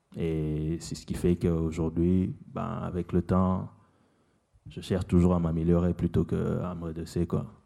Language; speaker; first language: French; non-native, local second language; Lingala